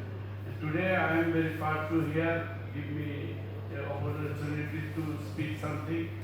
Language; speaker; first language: English; non-native, learner; Bangla